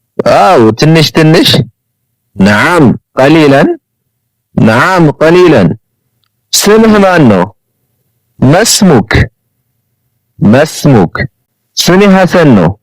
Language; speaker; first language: Arabic; non-native, fluent; Amharic